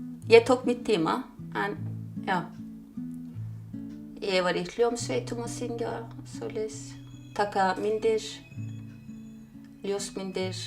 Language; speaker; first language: Icelandic; non-native, fluent; Turkish